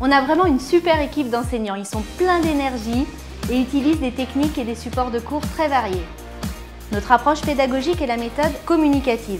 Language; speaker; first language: French; native; French